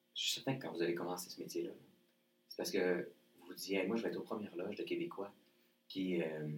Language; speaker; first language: French; native; French